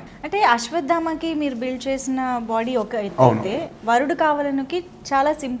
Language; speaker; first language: Telugu; native; Telugu